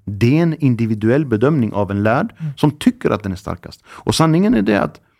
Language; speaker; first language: Swedish; early bilingual, other home language; Arabic